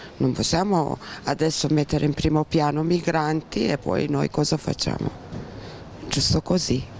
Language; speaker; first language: Italian; non-native, fluent; Romanian